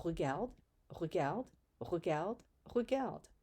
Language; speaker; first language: French; non-native, fluent; English